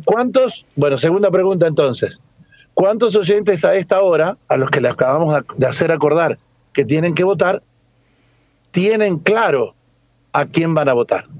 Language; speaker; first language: Spanish; native; Spanish